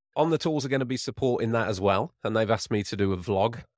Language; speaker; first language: English; native; English